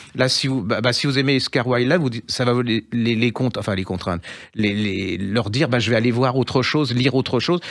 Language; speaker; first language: French; native; French